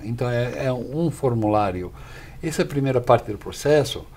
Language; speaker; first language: Portuguese; non-native, fluent; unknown